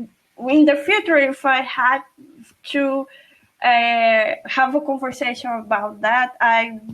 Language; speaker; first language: English; non-native, fluent; Portuguese